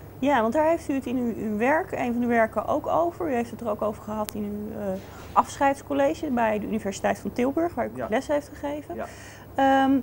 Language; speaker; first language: Dutch; native; Dutch